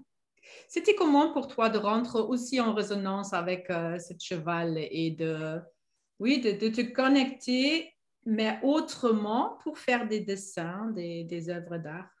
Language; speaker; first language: French; non-native, fluent; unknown